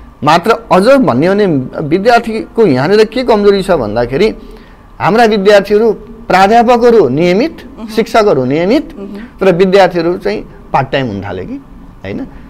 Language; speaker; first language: Nepali; native; Nepali